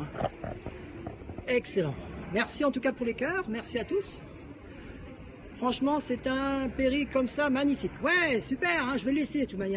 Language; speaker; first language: French; native; French